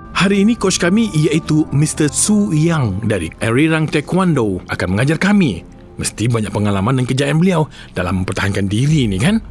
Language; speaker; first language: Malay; native; Malay